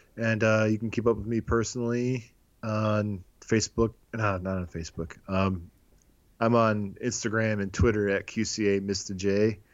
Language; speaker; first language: English; native; English